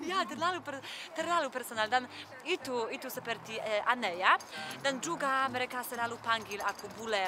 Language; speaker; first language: Indonesian; non-native, learner; Polish